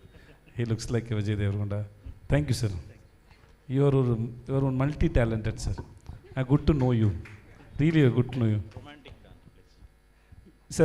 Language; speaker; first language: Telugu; non-native, learner; Tamil